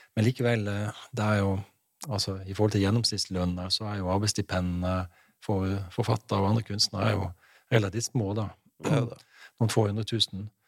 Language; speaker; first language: Norwegian; native; Norwegian